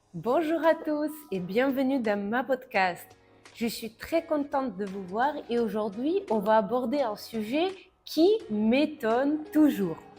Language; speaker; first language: French; non-native, fluent; Russian